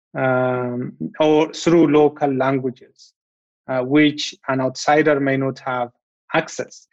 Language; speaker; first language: English; non-native, fluent; Amharic